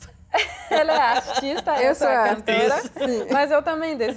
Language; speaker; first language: Portuguese; early bilingual, heritage; Portuguese